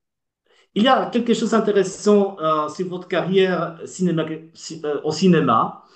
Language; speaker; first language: French; non-native, learner; Polish